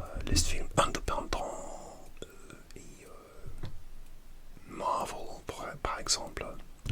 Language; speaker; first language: French; non-native, learner; English